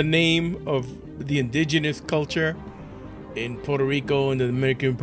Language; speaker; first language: English; early bilingual, other home language; Spanish